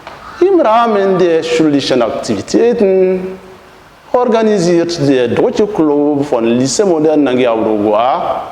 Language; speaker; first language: German; non-native, fluent; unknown